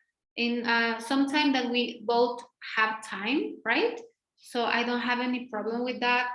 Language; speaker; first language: English; non-native, fluent; Spanish